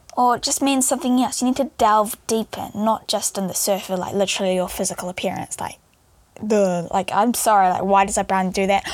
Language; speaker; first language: English; native; English